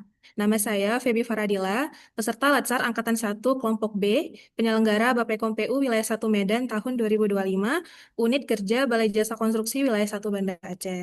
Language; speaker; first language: Indonesian; native; Indonesian